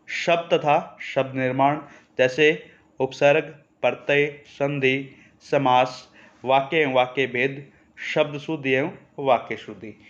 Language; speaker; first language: Hindi; native; Hindi